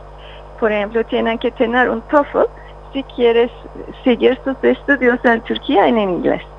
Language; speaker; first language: Spanish; non-native, fluent; Turkish